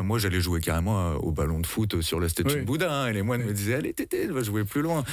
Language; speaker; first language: French; native; French